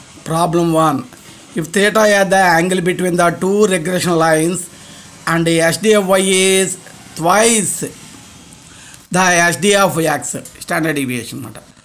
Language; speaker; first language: English; non-native, local second language; Telugu